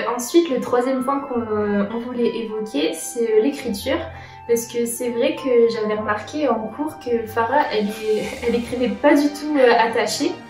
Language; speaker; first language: French; native; French